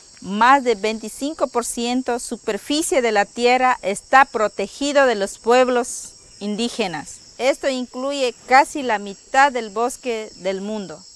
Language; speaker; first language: Spanish; non-native, local second language; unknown